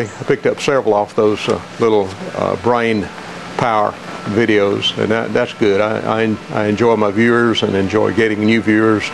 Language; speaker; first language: English; native; English